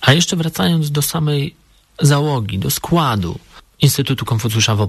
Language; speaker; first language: Polish; native; Polish